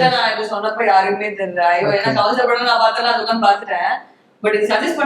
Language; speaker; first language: Tamil; native; Tamil